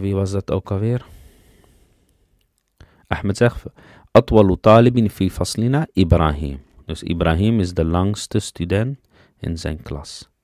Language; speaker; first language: Dutch; early bilingual, other home language; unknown